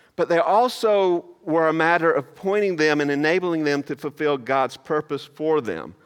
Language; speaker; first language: English; native; English